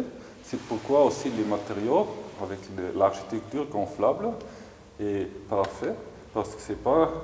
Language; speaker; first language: French; non-native, fluent; German